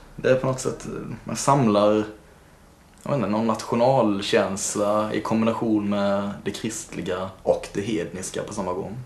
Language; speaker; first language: Swedish; native; Swedish